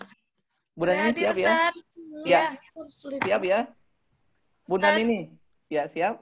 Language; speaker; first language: Indonesian; native; Indonesian